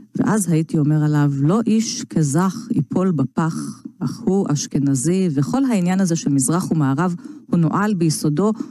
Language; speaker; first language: Hebrew; native; Hebrew